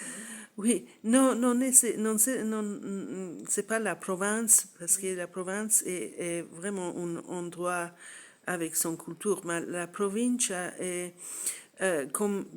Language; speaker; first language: French; non-native, learner; English